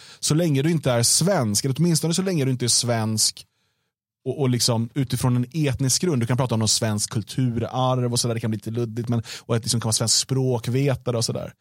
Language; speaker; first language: Swedish; native; Swedish